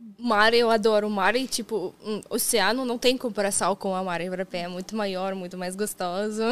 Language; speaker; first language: Portuguese; non-native, fluent; Russian